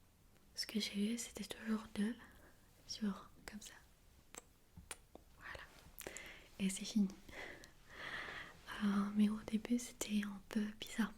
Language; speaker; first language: French; non-native, fluent; Armenian